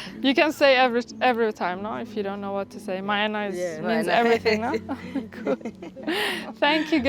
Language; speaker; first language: English; non-native, learner; Persian